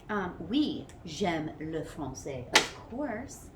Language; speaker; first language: French; non-native, fluent; English